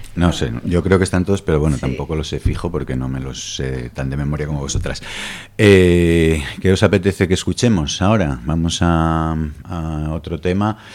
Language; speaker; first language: Spanish; native; Spanish